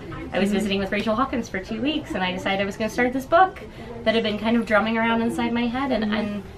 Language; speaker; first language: English; native; English